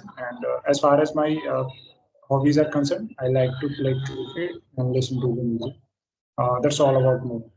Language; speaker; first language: English; non-native, fluent; Hindi